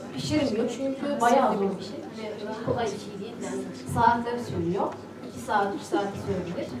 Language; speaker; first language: Turkish; non-native, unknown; Arabic